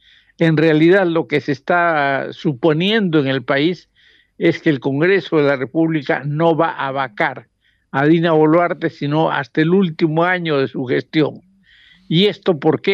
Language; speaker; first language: Spanish; native; Spanish